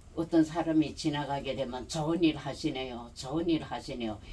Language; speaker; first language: Korean; early bilingual, heritage; Korean